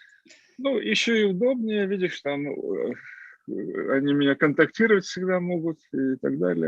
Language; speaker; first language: Russian; native; Russian